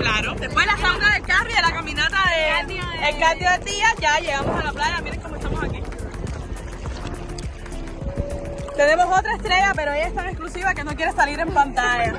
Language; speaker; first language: Spanish; native; Spanish